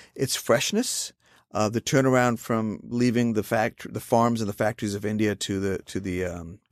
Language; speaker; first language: English; non-native, local second language; Hindi